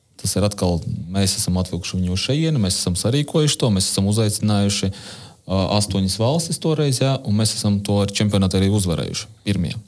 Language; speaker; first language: Latvian; non-native, local second language; Russian